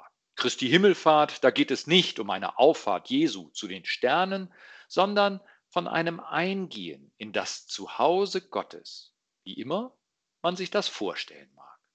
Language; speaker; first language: German; native; German